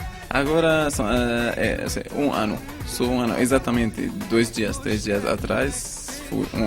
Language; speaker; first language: Portuguese; non-native, fluent; Arabic